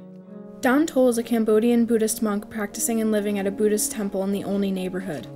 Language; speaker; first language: English; native; English